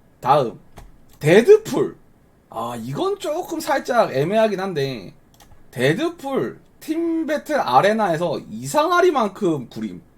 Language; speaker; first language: Korean; native; Korean